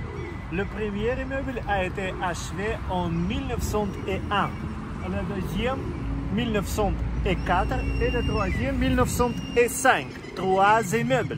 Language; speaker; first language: French; non-native, learner; Russian